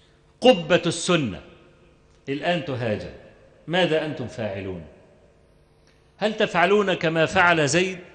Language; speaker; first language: Arabic; native; Arabic